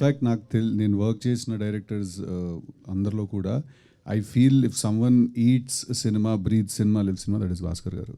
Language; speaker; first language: Telugu; native; Telugu